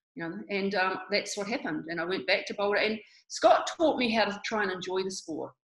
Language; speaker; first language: English; native; English